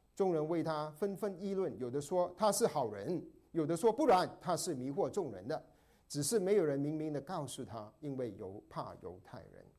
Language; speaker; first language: Chinese; non-native, local second language; Cantonese